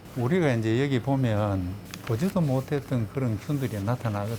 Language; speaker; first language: Korean; native; Korean